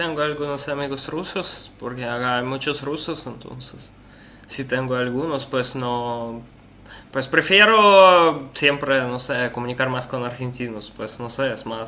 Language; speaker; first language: Spanish; non-native, learner; Russian